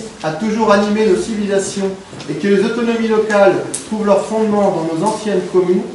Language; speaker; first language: French; native; French